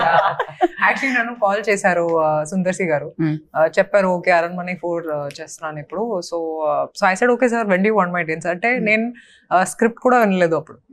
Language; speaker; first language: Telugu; non-native, fluent; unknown